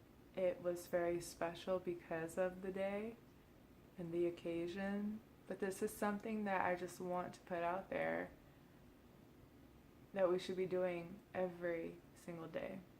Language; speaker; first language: English; native; English